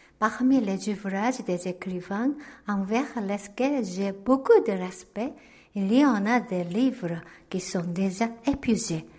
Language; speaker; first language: French; non-native, fluent; Korean